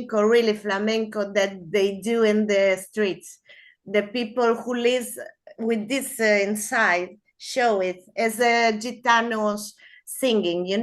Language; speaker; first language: English; non-native, learner; Spanish